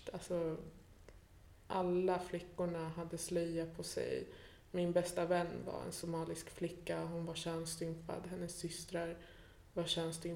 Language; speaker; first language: Swedish; early bilingual, other home language; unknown